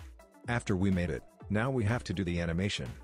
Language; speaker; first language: English; non-native, fluent; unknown